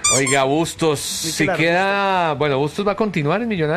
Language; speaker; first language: Spanish; native; Spanish